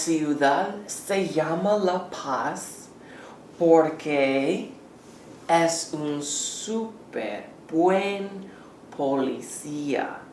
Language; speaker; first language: Spanish; non-native, fluent; English